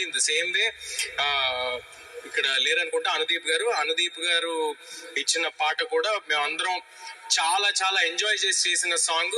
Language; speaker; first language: Telugu; native; Telugu